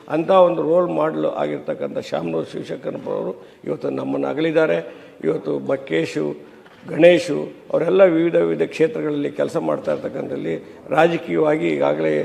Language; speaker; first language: Kannada; native; Kannada